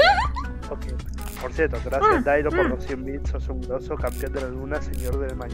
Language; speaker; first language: Spanish; native; Spanish